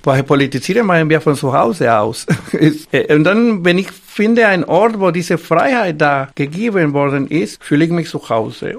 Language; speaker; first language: German; non-native, fluent; Spanish